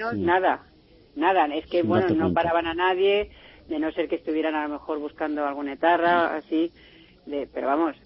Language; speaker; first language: Spanish; native; Spanish